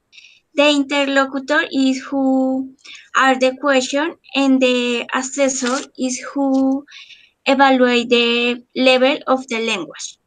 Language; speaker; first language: English; non-native, learner; Spanish